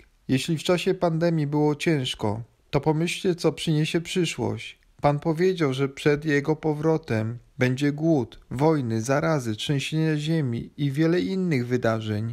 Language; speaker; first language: Polish; native; Polish